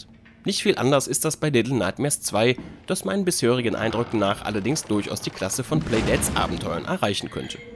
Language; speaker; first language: German; native; German